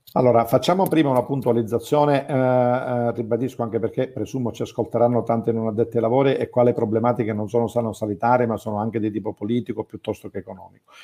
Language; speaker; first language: Italian; native; Italian